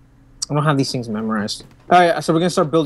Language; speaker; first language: English; native; English